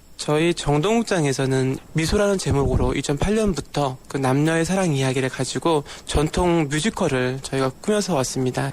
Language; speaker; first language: Korean; native; Korean